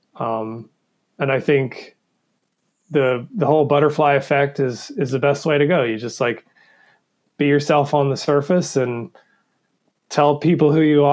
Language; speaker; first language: English; native; English